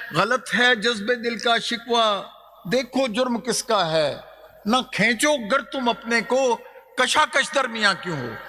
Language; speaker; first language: Urdu; non-native, local second language; Punjabi